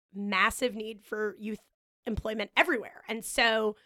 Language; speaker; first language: English; native; English